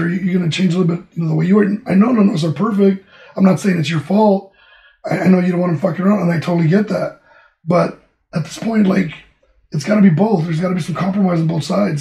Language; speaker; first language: English; early bilingual, other home language; Spanish